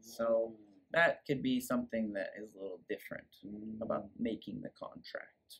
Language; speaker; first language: English; native; English